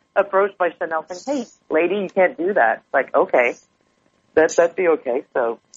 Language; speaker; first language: English; native; English